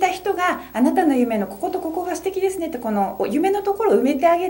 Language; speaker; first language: Japanese; native; Japanese